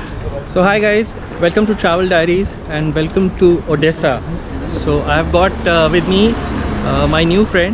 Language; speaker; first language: English; non-native, local second language; Hindi